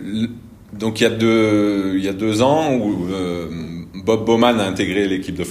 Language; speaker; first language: French; native; French